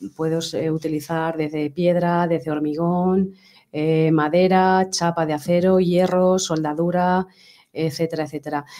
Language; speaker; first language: Spanish; native; Spanish